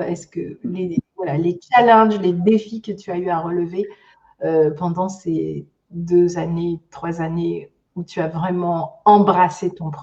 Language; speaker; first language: French; native; French